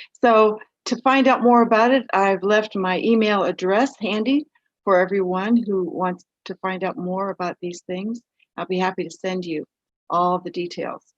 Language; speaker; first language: English; native; English